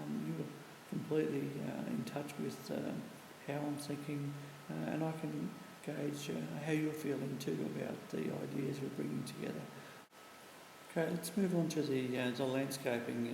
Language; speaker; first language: English; native; English